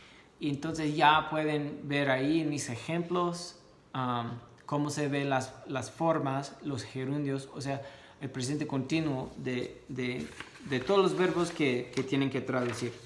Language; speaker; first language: Spanish; non-native, fluent; English